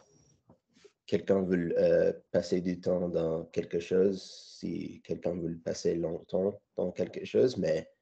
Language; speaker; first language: French; non-native, learner; English